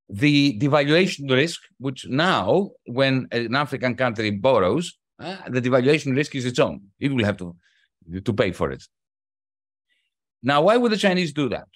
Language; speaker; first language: English; non-native, fluent; Greek